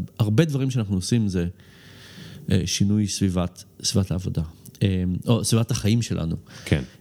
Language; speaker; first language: Hebrew; early bilingual, other home language; English